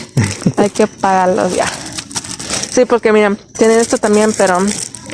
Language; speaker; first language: Spanish; early bilingual, heritage; English